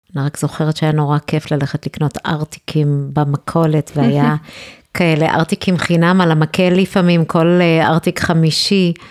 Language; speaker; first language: Hebrew; early bilingual, other home language; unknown